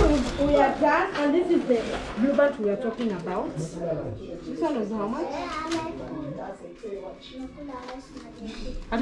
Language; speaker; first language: English; non-native, local second language; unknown